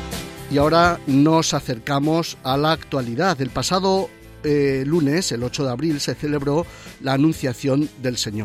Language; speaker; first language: Spanish; native; Spanish